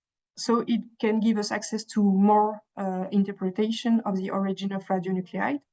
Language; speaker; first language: English; non-native, fluent; French